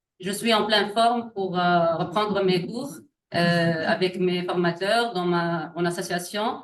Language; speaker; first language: French; non-native, learner; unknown